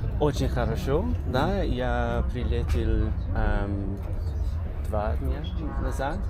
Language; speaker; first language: Russian; non-native, learner; English